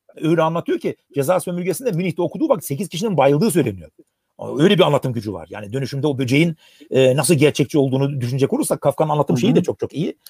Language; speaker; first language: Turkish; early bilingual, heritage; Turkish